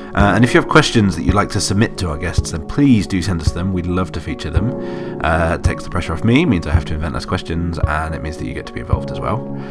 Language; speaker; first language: English; native; English